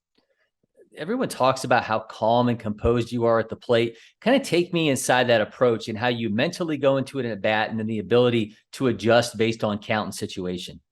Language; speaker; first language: English; native; English